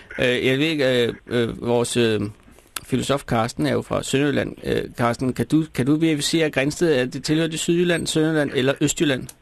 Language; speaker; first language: Danish; native; Danish